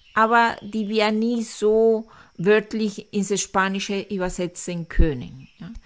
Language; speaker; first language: German; non-native, fluent; Spanish